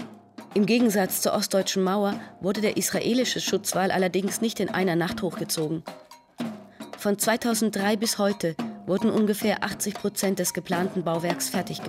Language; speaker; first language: German; native; German